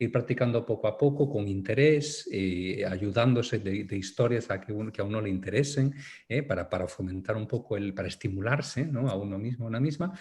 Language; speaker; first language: Spanish; native; Spanish